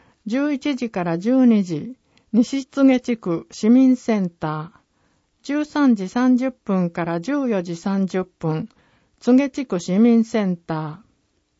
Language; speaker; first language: Japanese; native; Japanese